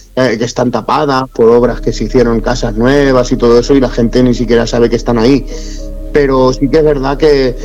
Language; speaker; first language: Spanish; native; Spanish